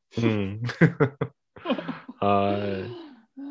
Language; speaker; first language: Japanese; non-native, learner; German